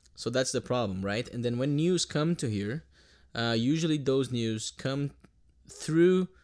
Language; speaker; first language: English; non-native, fluent; Portuguese